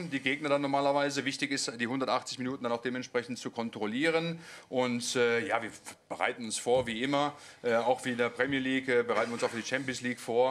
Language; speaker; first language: German; native; German